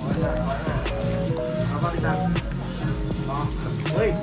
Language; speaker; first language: Thai; native; Thai